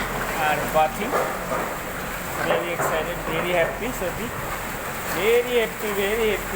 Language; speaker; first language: English; non-native, learner; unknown